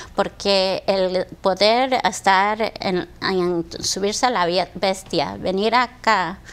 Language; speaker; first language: Spanish; early bilingual, heritage; Spanish